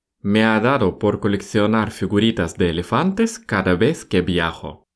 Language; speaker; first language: Spanish; non-native, fluent; Russian